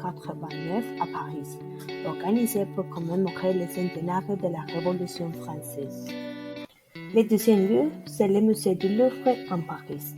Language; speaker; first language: French; non-native, learner; Spanish